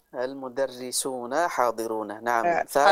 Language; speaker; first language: Arabic; non-native, fluent; Indonesian